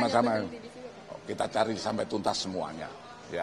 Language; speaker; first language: Indonesian; native; Indonesian